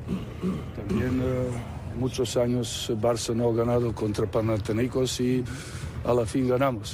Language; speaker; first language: Spanish; non-native, fluent; Serbian